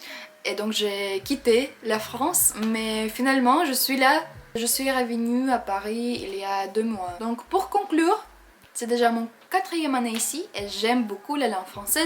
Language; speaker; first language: French; non-native, fluent; Russian